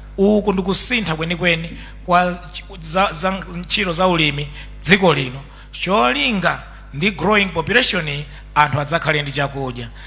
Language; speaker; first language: Nyanja; native; Nyanja